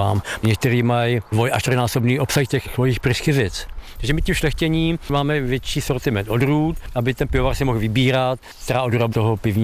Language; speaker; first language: Czech; native; Czech